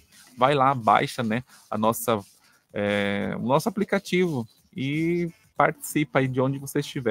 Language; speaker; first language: Portuguese; native; Portuguese